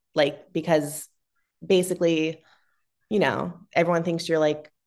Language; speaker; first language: English; native; English